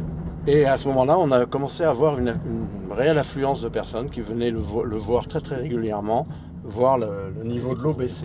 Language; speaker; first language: French; native; French